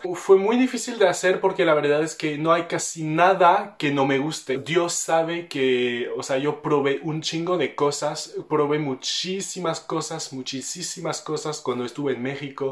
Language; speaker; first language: Spanish; non-native, fluent; French